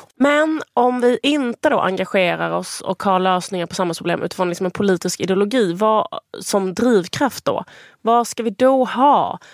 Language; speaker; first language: Swedish; native; Swedish